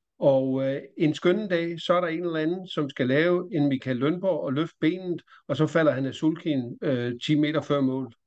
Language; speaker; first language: Danish; native; Danish